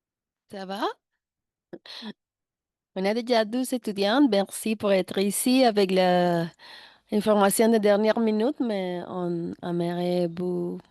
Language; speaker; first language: French; non-native, learner; Spanish